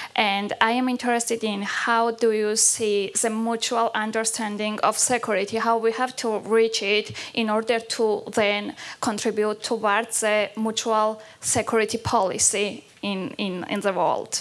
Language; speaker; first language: English; non-native, fluent; Georgian